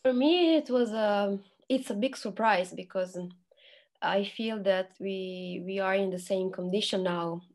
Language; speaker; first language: English; non-native, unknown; Italian